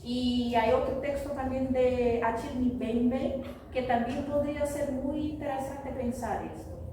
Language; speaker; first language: Spanish; non-native, fluent; Portuguese